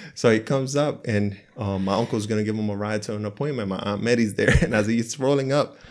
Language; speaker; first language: English; native; English